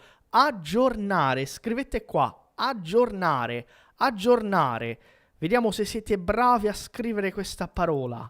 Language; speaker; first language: Italian; non-native, fluent; Portuguese